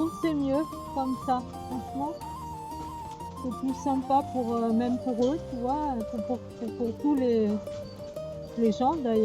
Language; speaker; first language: French; native; French